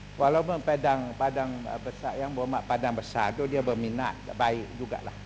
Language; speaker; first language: Malay; non-native, local second language; Chinese